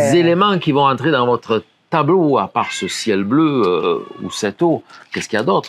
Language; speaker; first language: French; native; French